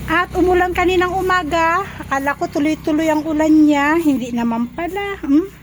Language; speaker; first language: Filipino; native; Filipino